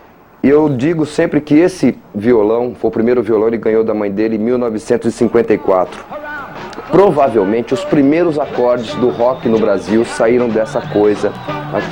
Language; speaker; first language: Portuguese; native; Portuguese